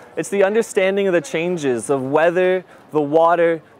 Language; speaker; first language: English; native; English